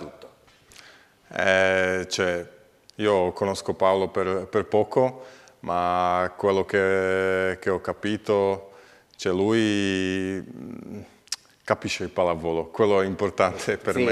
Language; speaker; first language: Italian; non-native, learner; Slovak